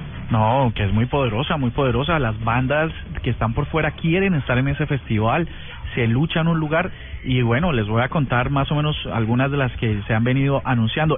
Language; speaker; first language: Spanish; native; Spanish